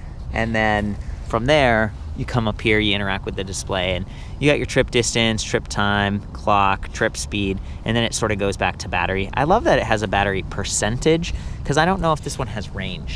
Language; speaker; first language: English; native; English